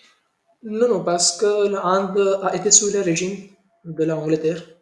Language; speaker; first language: French; non-native, learner; Hindi